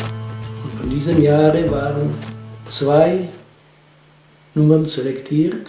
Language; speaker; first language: German; non-native, fluent; Czech